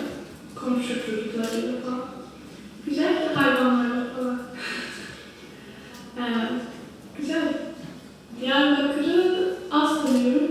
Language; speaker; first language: Turkish; early bilingual, heritage; Kurdish